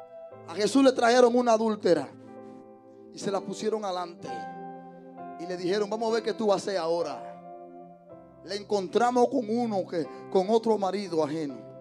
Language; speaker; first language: Spanish; native; Spanish